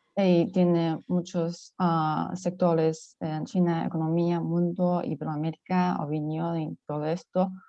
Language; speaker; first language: Spanish; non-native, fluent; Chinese